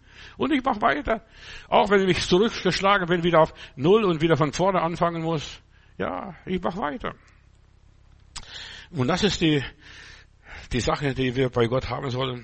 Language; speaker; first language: German; native; German